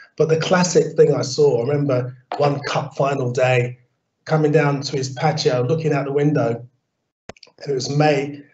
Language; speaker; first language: English; native; English